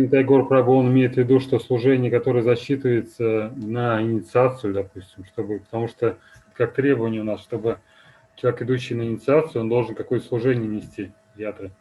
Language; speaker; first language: Russian; native; Russian